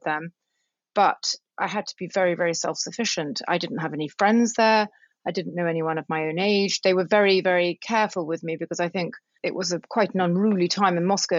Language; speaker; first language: English; native; English